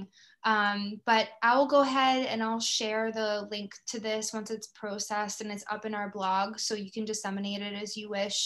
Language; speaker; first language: English; native; English